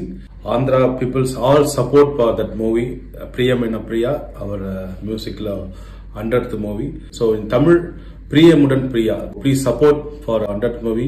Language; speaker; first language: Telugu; non-native, learner; Tamil